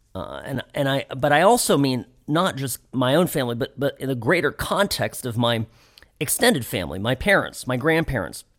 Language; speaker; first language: English; native; English